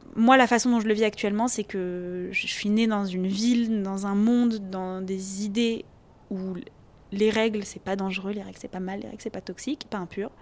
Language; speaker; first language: French; native; French